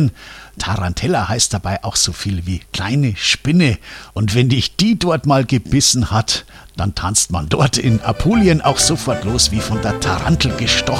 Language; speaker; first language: German; native; German